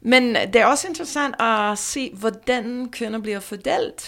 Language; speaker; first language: Danish; non-native, fluent; English